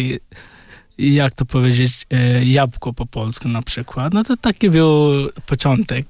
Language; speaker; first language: Polish; non-native, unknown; Hindi